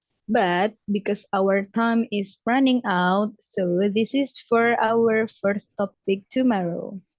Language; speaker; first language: English; non-native, fluent; Javanese